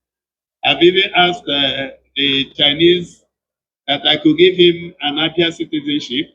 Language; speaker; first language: English; non-native, local second language; Igbo